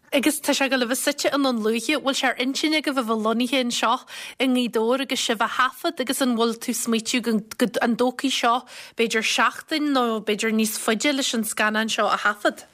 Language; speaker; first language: Irish; native; Irish